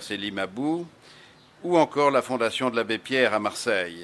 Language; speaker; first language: French; native; French